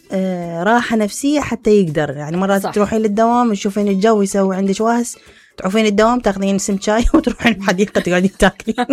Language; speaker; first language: Arabic; native; Arabic